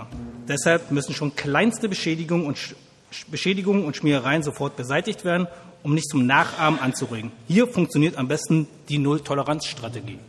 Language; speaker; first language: German; native; German